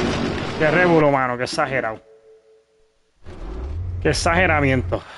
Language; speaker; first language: Spanish; early bilingual, heritage; Spanish